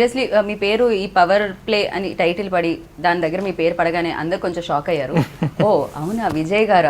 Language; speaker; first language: Telugu; native; Telugu